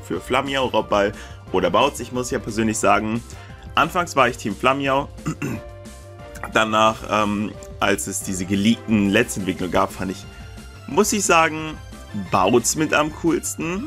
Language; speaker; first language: German; native; German